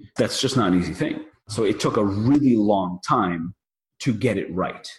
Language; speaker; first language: English; native; English